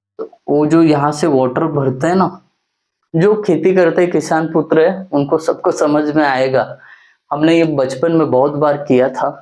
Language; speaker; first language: Hindi; non-native, local second language; Marathi